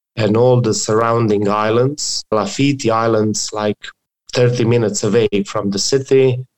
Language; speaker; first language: English; non-native, fluent; Croatian